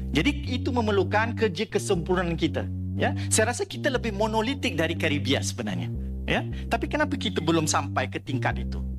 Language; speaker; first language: Malay; native; Malay